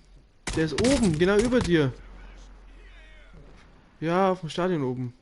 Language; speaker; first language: German; native; German